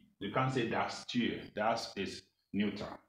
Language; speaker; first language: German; non-native, learner; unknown